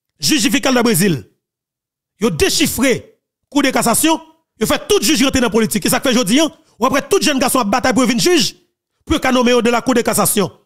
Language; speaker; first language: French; non-native, local second language; Haitian Creole